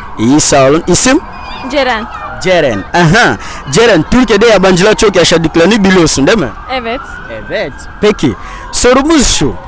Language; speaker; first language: Turkish; non-native, fluent; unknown